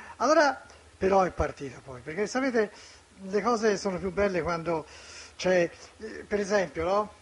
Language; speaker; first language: Italian; native; Italian